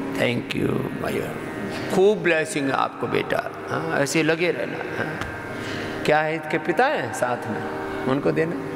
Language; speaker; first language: Hindi; native; Hindi